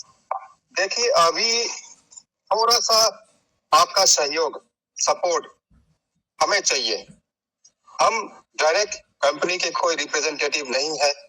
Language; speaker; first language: Hindi; native; Hindi